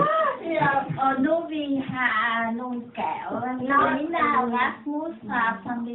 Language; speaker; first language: Danish; non-native, learner; Vietnamese